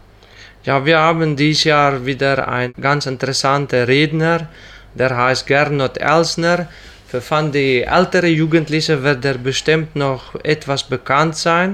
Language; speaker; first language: German; non-native, local second language; Plautdietsch